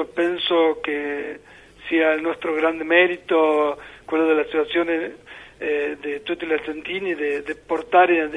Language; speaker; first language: Italian; non-native, learner; Spanish